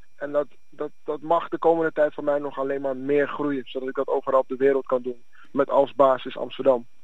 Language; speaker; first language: Dutch; early bilingual, other home language; Akan